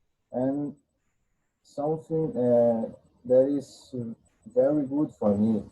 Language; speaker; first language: English; non-native, learner; Portuguese